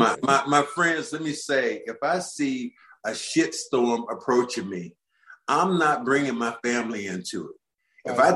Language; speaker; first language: English; native; English